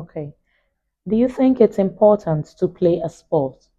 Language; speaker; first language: English; non-native, fluent; Vietnamese